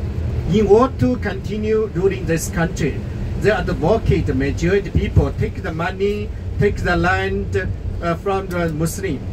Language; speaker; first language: English; non-native, learner; Chinese